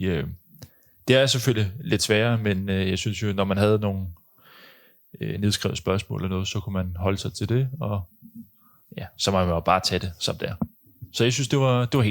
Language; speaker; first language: Danish; native; Danish